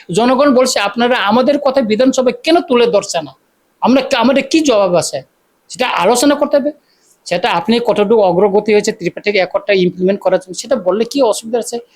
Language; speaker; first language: Bangla; native; Bangla